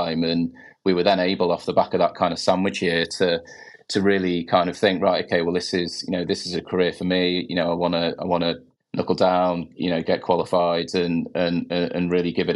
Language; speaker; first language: English; native; English